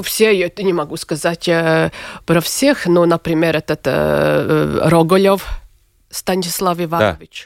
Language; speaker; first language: Russian; non-native, local second language; Latvian